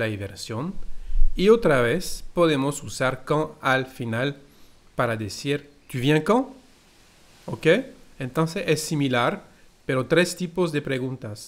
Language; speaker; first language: Spanish; non-native, fluent; French